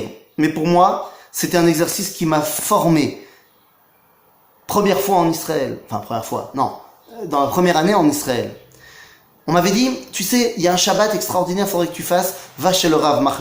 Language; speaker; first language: French; native; French